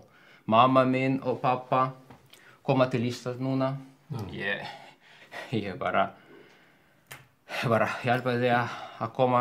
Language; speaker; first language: Icelandic; non-native, learner; Ukrainian